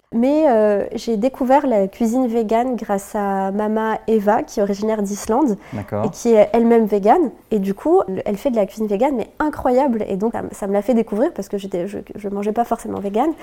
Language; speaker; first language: French; native; French